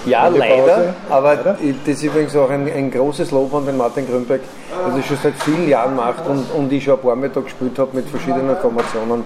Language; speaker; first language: German; native; German